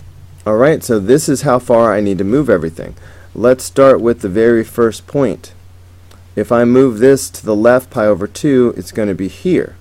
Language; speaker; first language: English; native; English